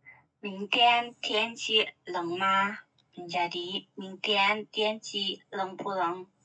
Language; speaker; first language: Chinese; non-native, learner; Indonesian